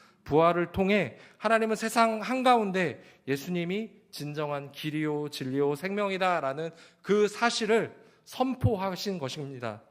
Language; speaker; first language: Korean; native; Korean